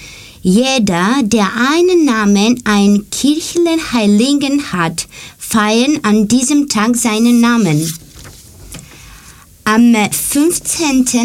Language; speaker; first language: German; non-native, learner; Greek